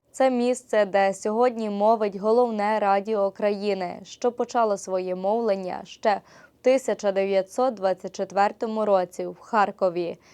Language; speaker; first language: Ukrainian; early bilingual, heritage; Ukrainian